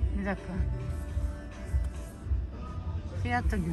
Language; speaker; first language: Turkish; non-native, learner; Russian